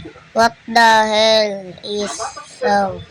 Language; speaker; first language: English; non-native, learner; Filipino